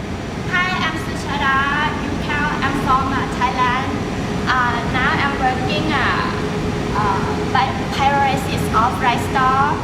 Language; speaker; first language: English; non-native, learner; Thai